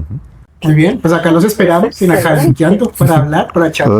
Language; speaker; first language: Spanish; native; Spanish